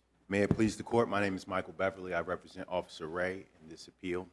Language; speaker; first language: English; native; English